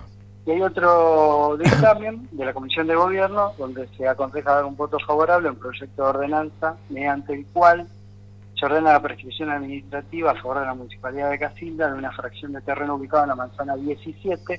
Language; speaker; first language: Spanish; native; Spanish